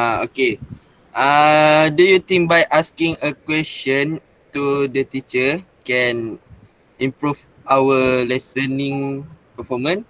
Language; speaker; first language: English; non-native, local second language; Malay